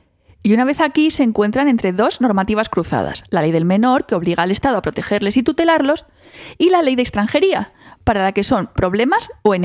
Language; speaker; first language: Spanish; native; Spanish